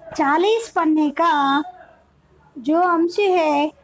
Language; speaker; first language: Hindi; non-native, local second language; Telugu